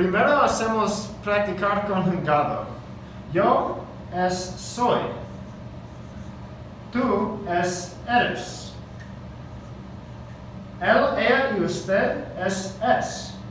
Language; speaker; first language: Spanish; non-native, learner; English